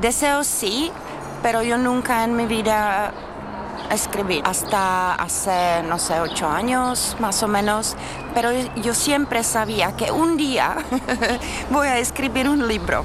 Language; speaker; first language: Spanish; non-native, fluent; Czech